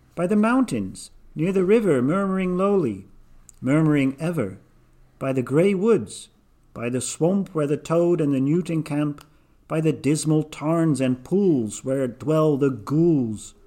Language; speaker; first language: English; non-native, fluent; Dutch